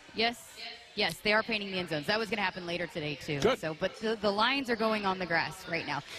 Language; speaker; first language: English; native; English